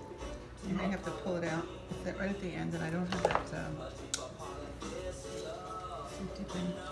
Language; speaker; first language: English; native; English